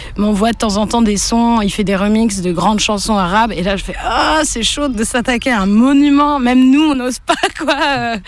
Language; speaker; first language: French; native; French